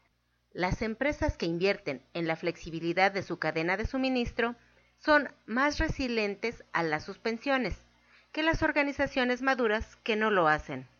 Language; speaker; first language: Spanish; native; Spanish